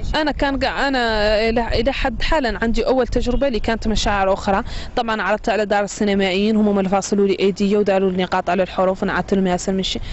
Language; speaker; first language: Arabic; native; Arabic